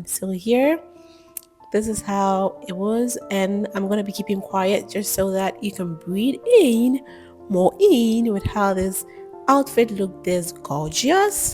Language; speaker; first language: English; non-native, local second language; Akan